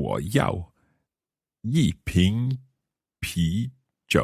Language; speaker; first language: Chinese; non-native, learner; English